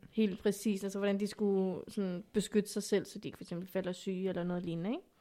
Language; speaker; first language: Danish; early bilingual, other home language; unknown